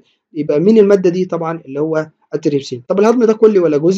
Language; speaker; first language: Arabic; native; Arabic